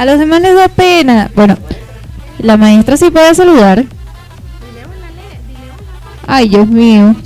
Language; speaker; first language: Spanish; native; Spanish